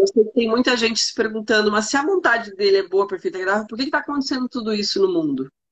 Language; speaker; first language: Portuguese; native; Portuguese